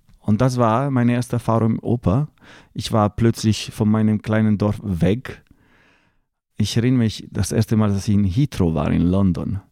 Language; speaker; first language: German; non-native, fluent; Italian